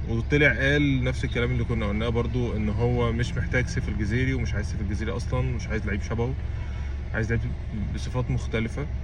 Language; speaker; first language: Arabic; native; Arabic